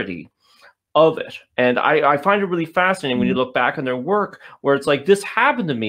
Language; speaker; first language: English; native; English